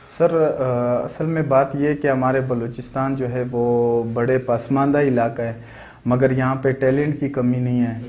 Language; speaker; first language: Urdu; non-native, local second language; Pashto